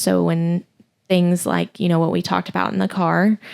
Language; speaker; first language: English; native; English